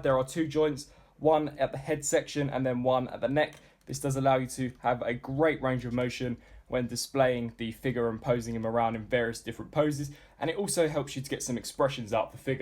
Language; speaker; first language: English; native; English